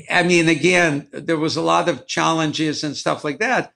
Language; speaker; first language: English; non-native, fluent; Ukrainian